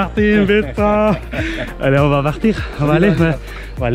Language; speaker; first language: French; non-native, fluent; Javanese